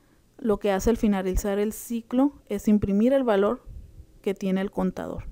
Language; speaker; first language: Spanish; native; Spanish